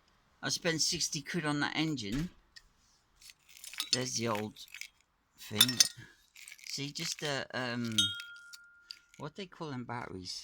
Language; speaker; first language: English; native; English